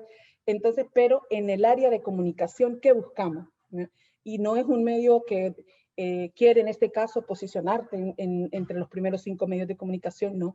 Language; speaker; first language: Spanish; native; Spanish